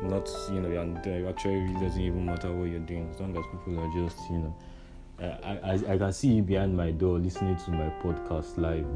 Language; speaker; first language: English; non-native, local second language; Yoruba